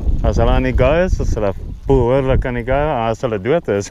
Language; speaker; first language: Afrikaans; early bilingual, heritage; Afrikaans